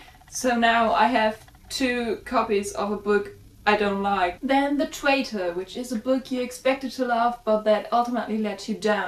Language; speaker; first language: English; non-native, fluent; German